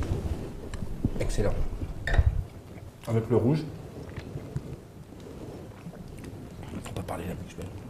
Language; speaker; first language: French; native; French